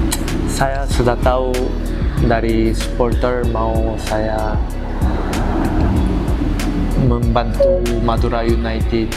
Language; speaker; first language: Indonesian; non-native, learner; Korean